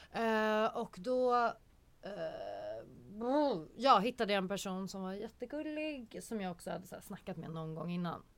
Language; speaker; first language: Swedish; native; Swedish